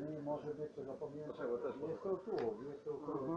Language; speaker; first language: Polish; non-native, learner; Slovenian